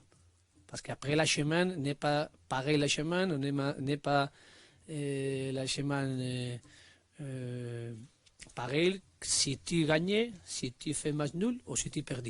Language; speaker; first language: French; non-native, learner; Spanish